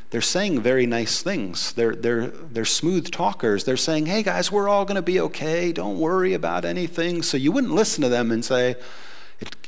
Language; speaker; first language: English; native; English